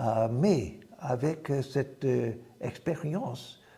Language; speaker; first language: French; non-native, fluent; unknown